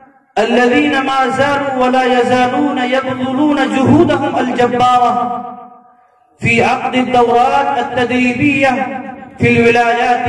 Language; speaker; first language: Arabic; non-native, fluent; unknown